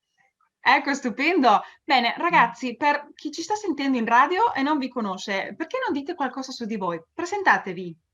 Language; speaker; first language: Italian; early bilingual, heritage; Spanish